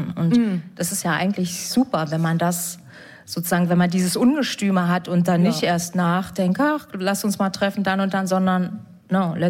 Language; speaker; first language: German; native; German